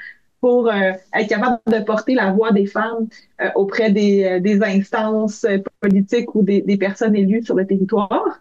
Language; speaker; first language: French; native; French